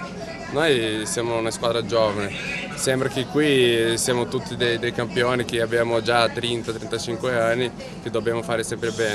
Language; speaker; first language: Italian; non-native, fluent; Portuguese